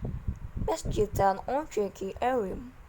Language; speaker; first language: Turkish; non-native, learner; Indonesian